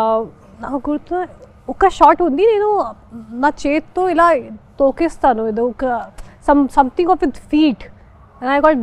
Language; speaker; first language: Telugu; non-native, learner; Hindi